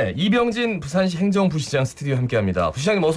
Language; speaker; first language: Korean; native; Korean